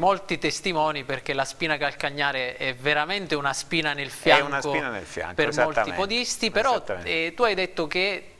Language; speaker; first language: Italian; native; Italian